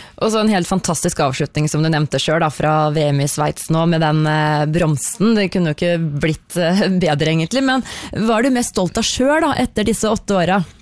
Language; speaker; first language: Norwegian; native; Norwegian